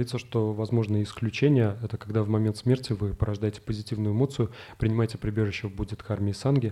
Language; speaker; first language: Russian; native; Russian